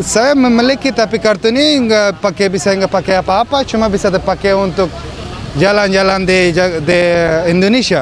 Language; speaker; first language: Indonesian; early bilingual, other home language; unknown